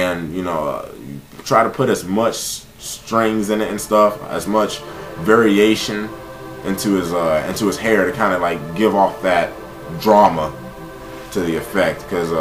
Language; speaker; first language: English; native; English